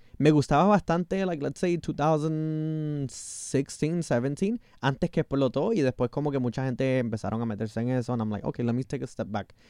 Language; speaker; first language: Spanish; early bilingual, heritage; Spanish